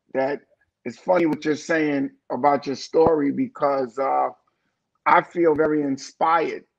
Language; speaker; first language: English; native; English